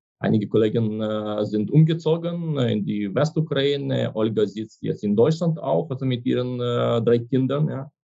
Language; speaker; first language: German; non-native, fluent; Ukrainian